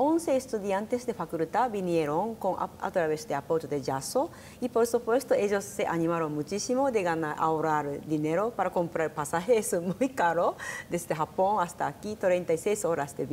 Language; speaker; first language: Spanish; non-native, learner; Japanese